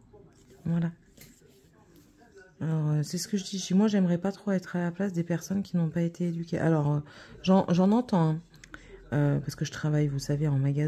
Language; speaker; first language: French; native; French